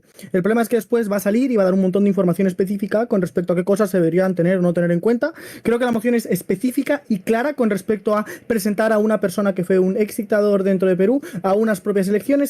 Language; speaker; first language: Spanish; native; Spanish